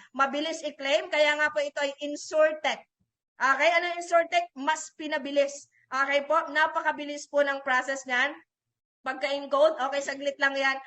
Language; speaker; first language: Filipino; native; Filipino